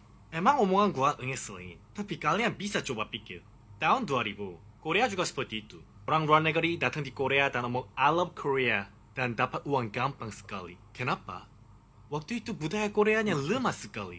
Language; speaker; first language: Indonesian; non-native, fluent; Korean